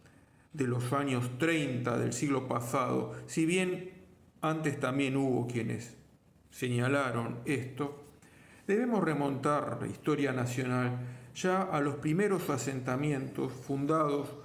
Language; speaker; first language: Spanish; native; Spanish